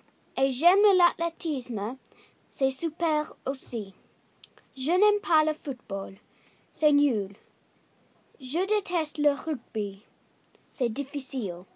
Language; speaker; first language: French; non-native, learner; English